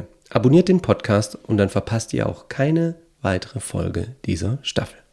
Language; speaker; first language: German; native; German